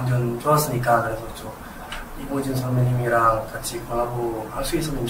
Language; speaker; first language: Korean; non-native, learner; Indonesian